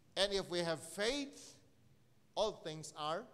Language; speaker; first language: English; non-native, local second language; Filipino